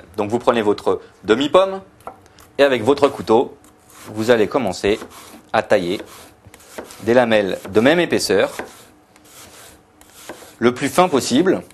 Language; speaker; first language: French; native; French